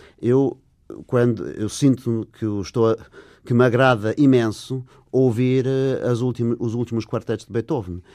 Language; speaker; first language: Portuguese; non-native, fluent; English